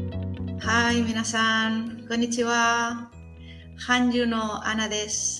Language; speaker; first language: Japanese; non-native, learner; Spanish